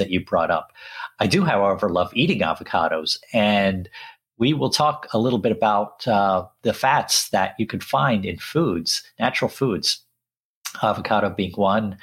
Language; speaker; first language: English; native; English